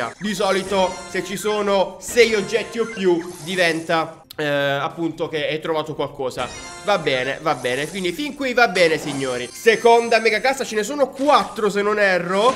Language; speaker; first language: Italian; native; Italian